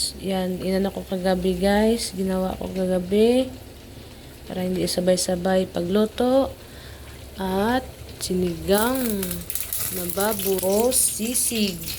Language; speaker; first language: Filipino; non-native, local second language; Cebuano